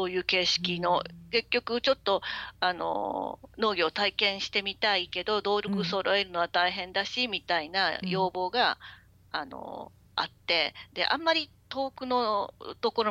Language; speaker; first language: Japanese; native; Japanese